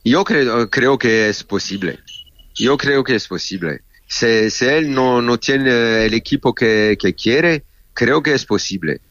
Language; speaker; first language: Spanish; non-native, learner; French